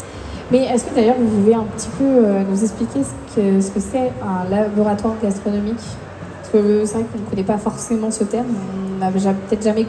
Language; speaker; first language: French; native; French